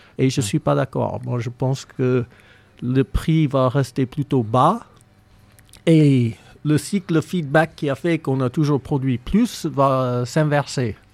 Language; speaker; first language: French; non-native, fluent; English